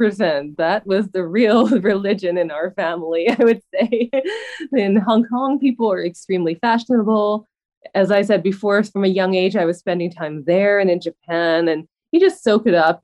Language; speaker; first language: English; native; English